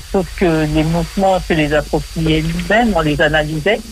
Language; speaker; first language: French; early bilingual, other home language; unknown